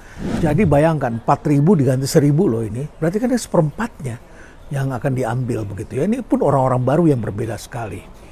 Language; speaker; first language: Indonesian; native; Indonesian